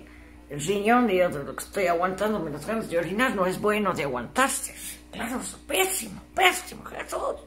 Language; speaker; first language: Spanish; native; Spanish